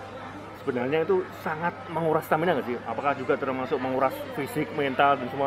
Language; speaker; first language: Indonesian; native; Indonesian